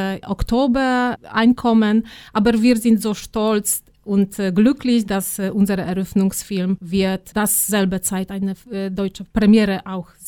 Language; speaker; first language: German; non-native, fluent; Polish